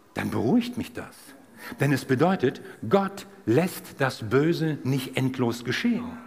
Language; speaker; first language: German; native; German